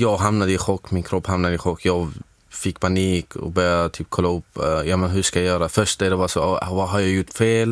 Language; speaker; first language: Swedish; non-native, fluent; Arabic